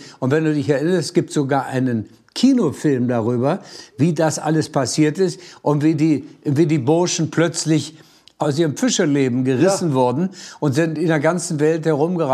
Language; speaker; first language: German; native; German